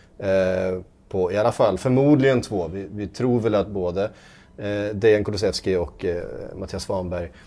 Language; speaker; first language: Swedish; native; Swedish